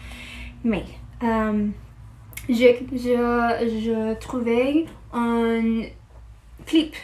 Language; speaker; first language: French; non-native, learner; English